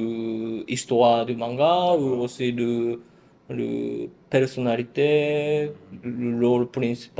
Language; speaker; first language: French; non-native, learner; Japanese